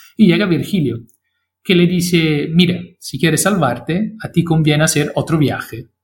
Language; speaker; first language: Spanish; non-native, fluent; Italian